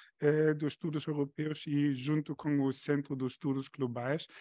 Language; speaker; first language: Portuguese; non-native, fluent; German